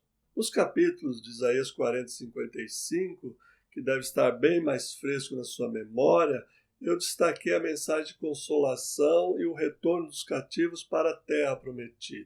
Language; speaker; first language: Portuguese; native; Portuguese